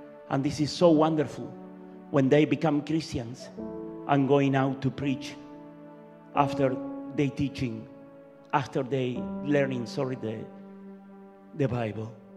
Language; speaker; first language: English; non-native, learner; Spanish